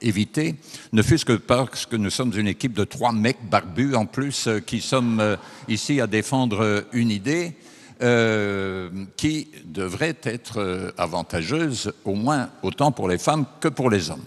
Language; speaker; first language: French; native; French